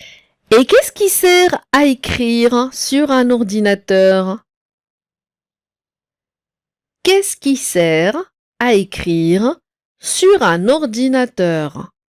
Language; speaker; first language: French; non-native, local second language; Arabic